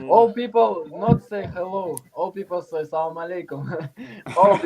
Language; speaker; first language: English; non-native, learner; Uzbek